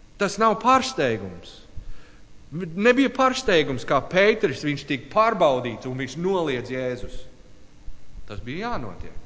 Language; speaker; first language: Latvian; non-native, learner; English